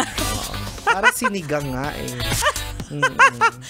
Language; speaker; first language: Filipino; native; Filipino